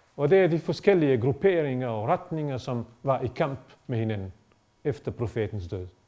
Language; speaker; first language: Danish; non-native, fluent; Bosnian